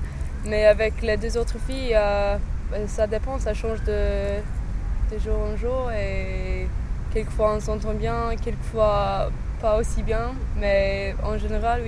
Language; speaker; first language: French; non-native, learner; English